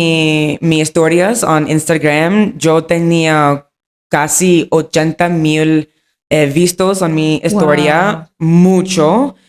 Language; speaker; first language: Spanish; non-native, learner; English